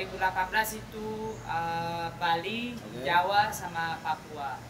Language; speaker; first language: Indonesian; non-native, fluent; Spanish